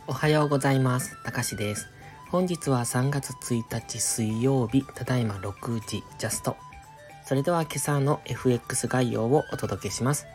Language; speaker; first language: Japanese; native; Japanese